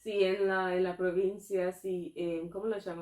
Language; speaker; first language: Spanish; non-native, fluent; English